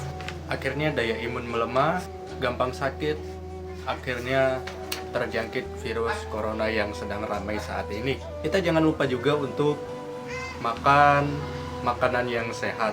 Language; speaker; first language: Indonesian; native; Indonesian